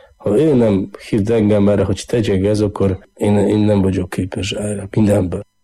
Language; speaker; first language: Hungarian; non-native, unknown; Polish